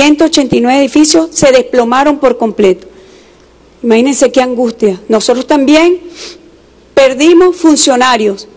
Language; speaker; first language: Spanish; native; Spanish